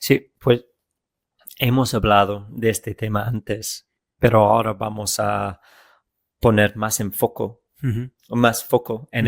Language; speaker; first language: Spanish; non-native, fluent; English